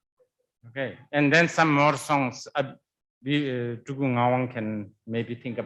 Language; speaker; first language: English; non-native, fluent; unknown